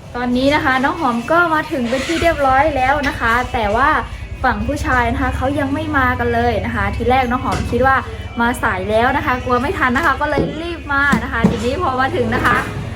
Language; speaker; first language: Thai; native; Thai